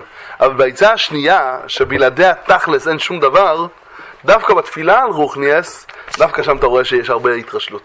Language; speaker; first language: Hebrew; native; Hebrew